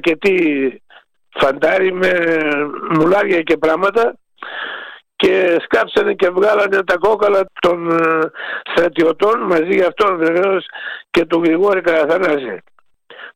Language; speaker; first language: Greek; native; Greek